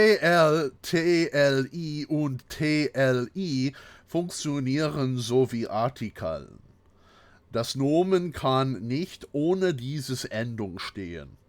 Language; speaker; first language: German; non-native, fluent; English